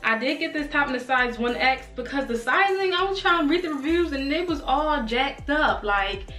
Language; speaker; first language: English; native; English